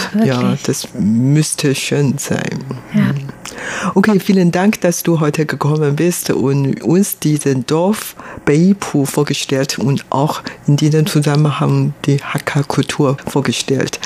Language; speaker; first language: German; non-native, fluent; Hakka Chinese